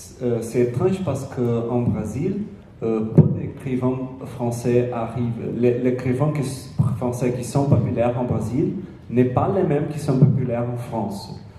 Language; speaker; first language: French; non-native, learner; Portuguese